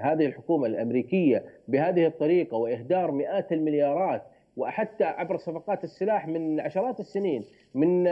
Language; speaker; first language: Arabic; native; Arabic